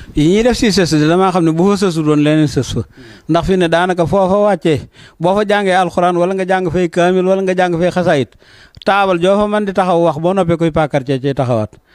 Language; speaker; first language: Wolof; native; Wolof